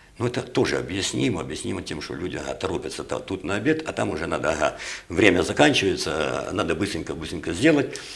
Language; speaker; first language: Russian; native; Russian